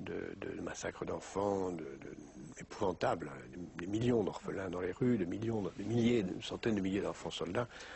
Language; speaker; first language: French; native; French